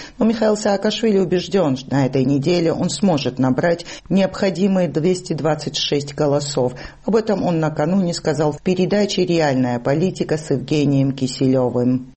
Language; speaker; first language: Russian; non-native, local second language; Georgian